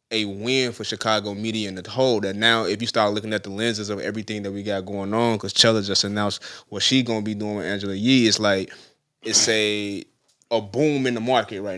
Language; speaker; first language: English; native; English